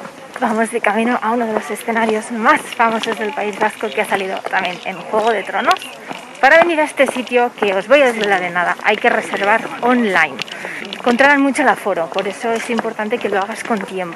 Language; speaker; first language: Spanish; native; Spanish